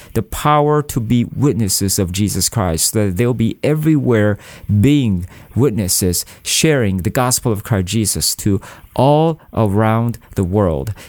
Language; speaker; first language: English; non-native, fluent; Korean